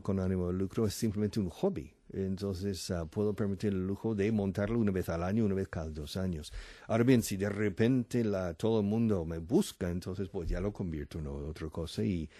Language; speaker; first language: Spanish; non-native, fluent; English